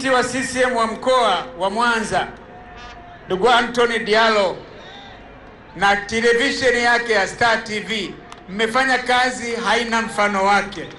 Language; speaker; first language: Swahili; native; Swahili